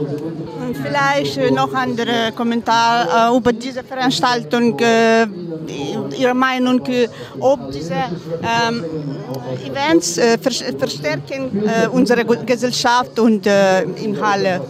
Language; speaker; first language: German; non-native, learner; Ukrainian